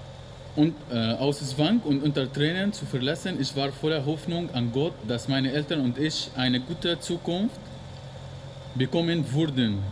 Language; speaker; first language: German; non-native, learner; Arabic